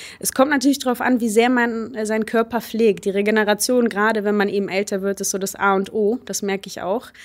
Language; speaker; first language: German; early bilingual, other home language; Polish